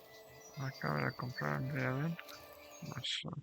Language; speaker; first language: Spanish; non-native, learner; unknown